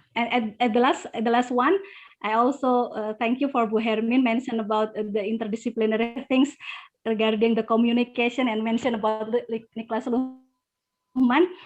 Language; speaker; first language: English; non-native, learner; Indonesian